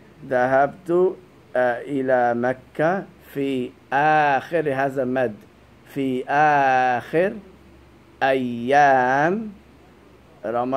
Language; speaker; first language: Arabic; non-native, fluent; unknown